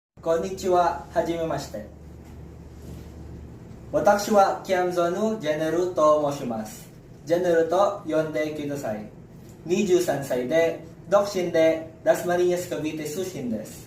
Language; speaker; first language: Japanese; non-native, learner; Filipino